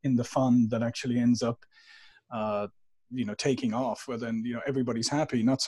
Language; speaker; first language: English; native; English